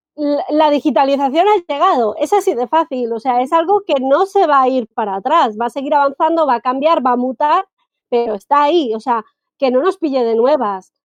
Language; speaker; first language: Spanish; native; Spanish